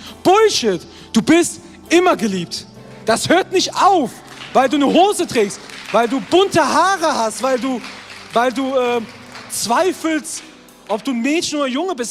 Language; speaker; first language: German; native; German